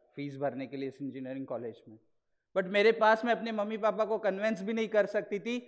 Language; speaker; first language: Hindi; non-native, local second language; Marathi